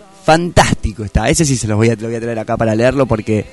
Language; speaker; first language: Spanish; native; Spanish